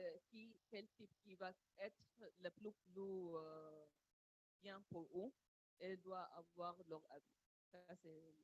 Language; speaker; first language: French; non-native, learner; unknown